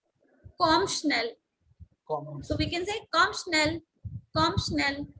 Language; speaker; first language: German; non-native, learner; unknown